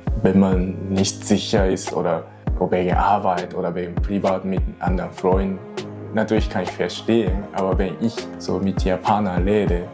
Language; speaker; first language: German; non-native, learner; Japanese